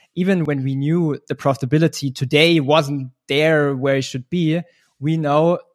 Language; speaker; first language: English; non-native, fluent; German